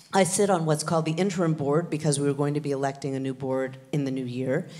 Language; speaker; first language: English; native; English